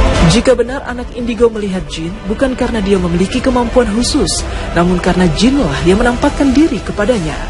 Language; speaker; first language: Indonesian; native; Indonesian